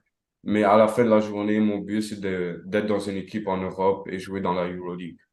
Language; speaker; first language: French; non-native, local second language; Arabic